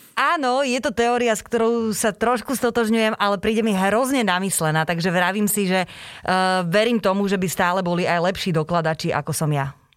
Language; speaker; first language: Slovak; native; Slovak